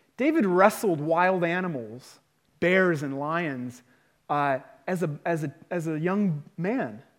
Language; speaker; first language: English; native; English